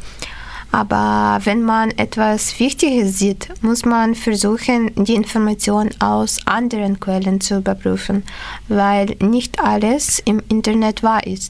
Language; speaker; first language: German; non-native, learner; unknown